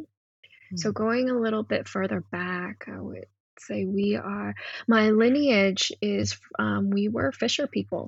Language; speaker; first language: English; non-native, local second language; Cantonese